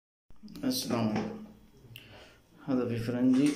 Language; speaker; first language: Arabic; non-native, learner; Urdu